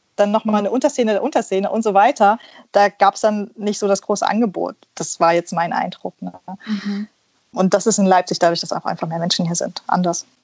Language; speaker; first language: German; early bilingual, other home language; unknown